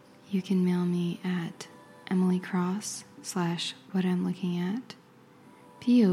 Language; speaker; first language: English; native; English